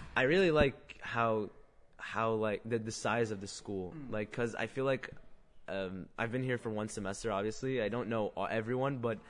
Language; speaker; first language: English; non-native, fluent; Arabic